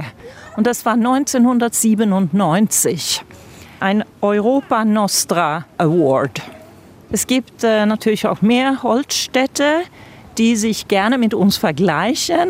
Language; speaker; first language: German; non-native, fluent; Swedish